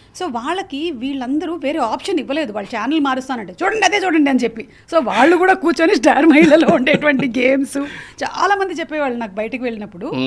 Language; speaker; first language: Telugu; non-native, local second language; Malayalam